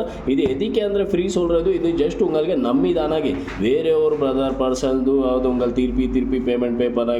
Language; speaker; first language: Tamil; non-native, local second language; Kannada